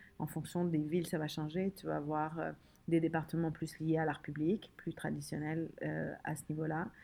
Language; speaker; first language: French; early bilingual, other home language; Arabic